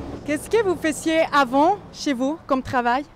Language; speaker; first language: French; native; French